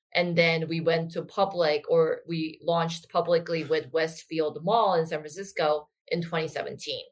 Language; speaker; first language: English; non-native, fluent; Korean